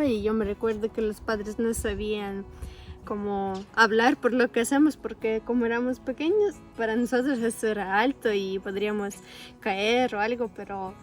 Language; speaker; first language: Spanish; non-native, local second language; Russian